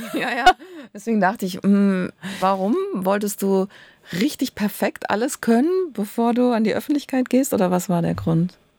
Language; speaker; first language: German; native; German